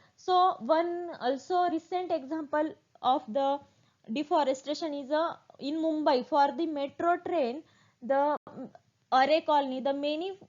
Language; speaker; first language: English; non-native, local second language; Marathi